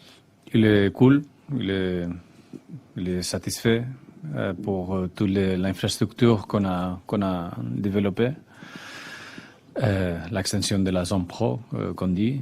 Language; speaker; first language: French; non-native, fluent; Spanish